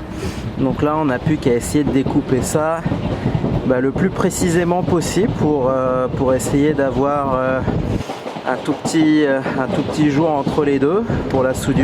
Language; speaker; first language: French; native; French